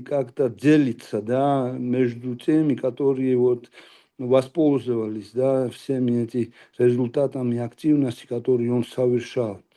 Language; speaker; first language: Russian; non-native, local second language; Georgian